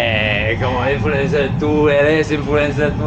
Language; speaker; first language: Spanish; non-native, learner; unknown